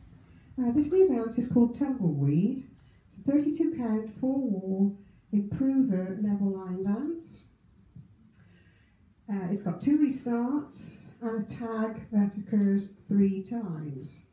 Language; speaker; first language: English; native; English